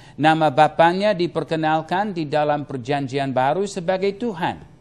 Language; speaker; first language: Indonesian; non-native, fluent; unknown